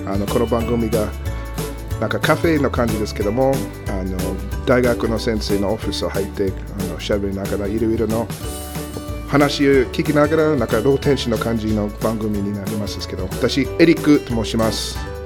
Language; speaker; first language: Japanese; non-native, learner; English